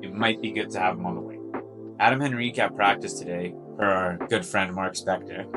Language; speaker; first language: English; native; English